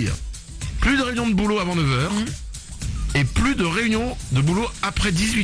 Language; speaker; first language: French; native; French